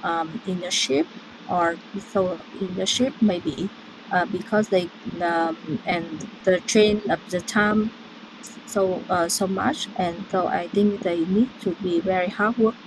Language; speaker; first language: English; non-native, learner; Vietnamese